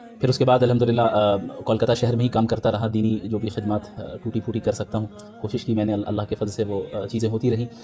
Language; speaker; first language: Urdu; native; Urdu